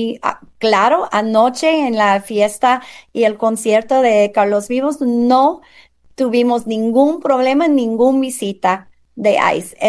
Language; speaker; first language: Spanish; non-native, fluent; English